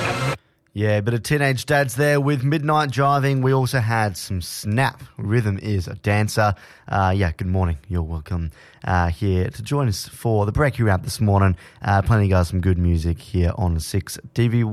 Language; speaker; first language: English; native; English